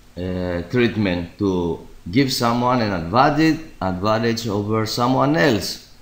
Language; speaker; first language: English; non-native, fluent; Greek